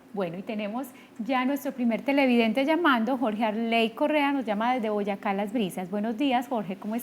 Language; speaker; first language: Spanish; native; Spanish